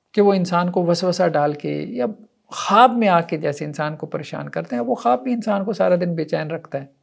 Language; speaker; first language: Urdu; native; Urdu